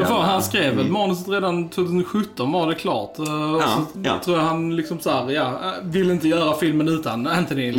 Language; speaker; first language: Swedish; native; Swedish